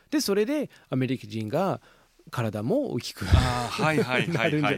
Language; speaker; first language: Japanese; non-native, fluent; English